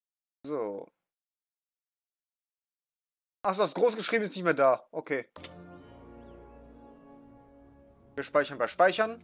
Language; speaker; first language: German; native; German